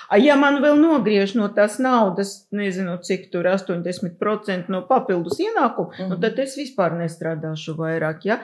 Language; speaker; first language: Latvian; non-native, local second language; Russian